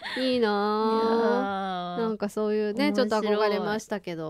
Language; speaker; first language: Japanese; native; Japanese